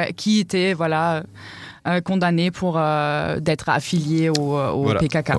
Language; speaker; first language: French; non-native, fluent; German